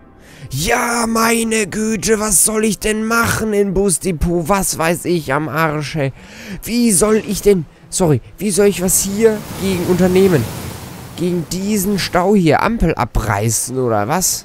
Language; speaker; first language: German; native; German